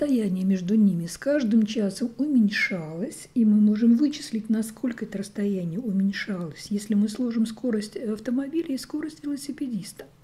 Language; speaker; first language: Russian; native; Russian